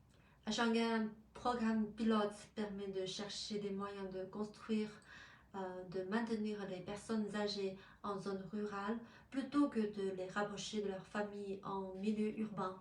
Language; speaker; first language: French; non-native, fluent; Chinese